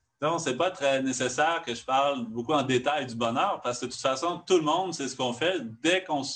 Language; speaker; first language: French; native; French